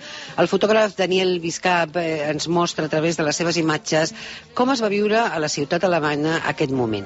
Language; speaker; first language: Catalan; native; Catalan